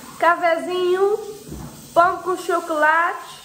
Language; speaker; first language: Portuguese; non-native, learner; Dutch